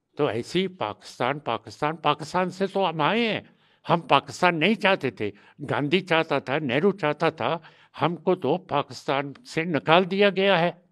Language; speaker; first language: Hindi; non-native, local second language; Punjabi